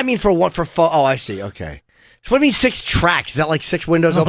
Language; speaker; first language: English; native; English